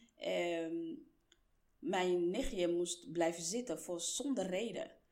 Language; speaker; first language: Dutch; non-native, fluent; Somali